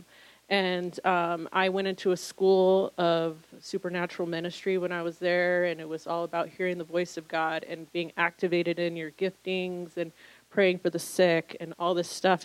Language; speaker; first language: English; native; English